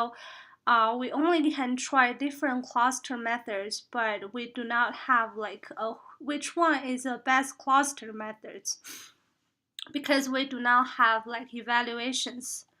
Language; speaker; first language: English; non-native, fluent; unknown